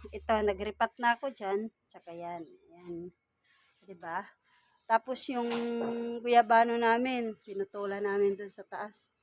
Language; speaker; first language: Filipino; non-native, local second language; Waray